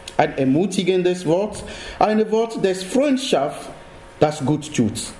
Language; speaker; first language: German; non-native, fluent; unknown